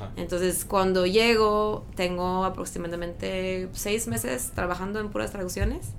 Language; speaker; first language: Spanish; non-native, fluent; French